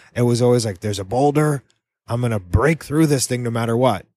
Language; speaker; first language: English; native; English